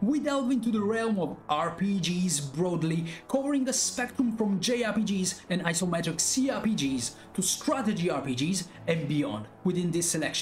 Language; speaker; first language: English; non-native, fluent; Italian